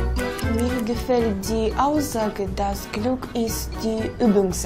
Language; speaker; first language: German; non-native, fluent; Russian